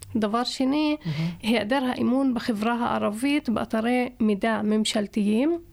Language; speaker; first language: Hebrew; non-native, local second language; Arabic